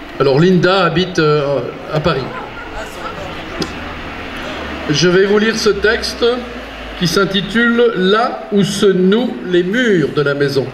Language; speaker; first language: French; native; French